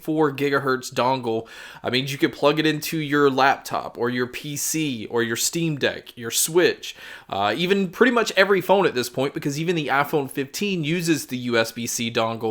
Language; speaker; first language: English; native; English